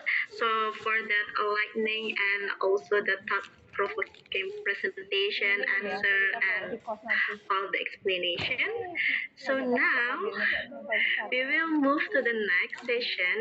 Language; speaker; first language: English; non-native, fluent; Indonesian